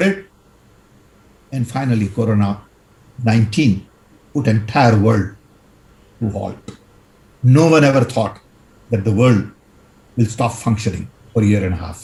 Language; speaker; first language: English; non-native, local second language; Gujarati